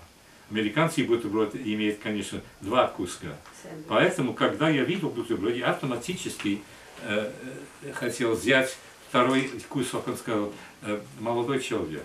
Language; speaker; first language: Russian; non-native, fluent; English